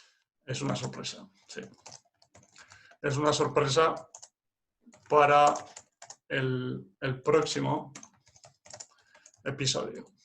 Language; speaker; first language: Spanish; non-native, fluent; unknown